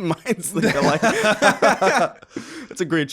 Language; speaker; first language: English; native; English